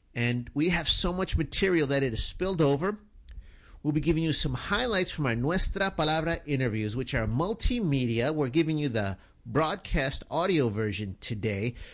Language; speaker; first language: English; early bilingual, other home language; Spanish